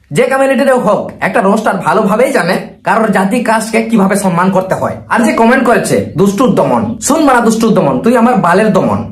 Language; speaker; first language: Bangla; non-native, local second language; Santali